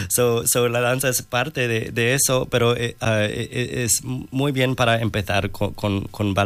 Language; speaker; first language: Spanish; non-native, fluent; English